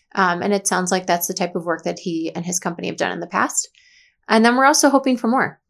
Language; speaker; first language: English; native; English